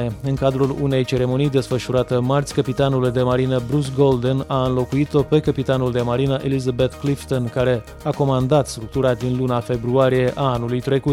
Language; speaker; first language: Romanian; native; Romanian